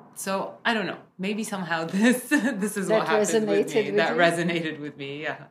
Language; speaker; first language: English; early bilingual, other home language; Arabic